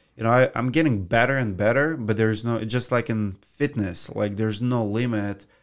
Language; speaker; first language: English; non-native, fluent; Russian